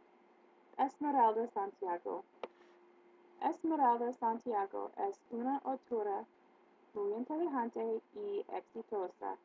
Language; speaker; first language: Spanish; non-native, learner; English